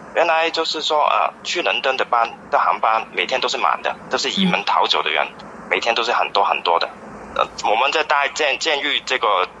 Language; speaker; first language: Chinese; non-native, fluent; Cantonese